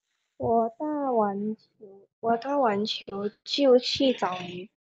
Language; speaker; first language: Chinese; non-native, learner; Indonesian